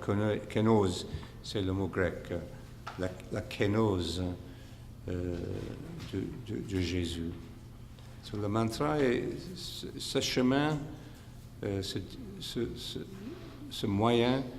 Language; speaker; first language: French; non-native, fluent; English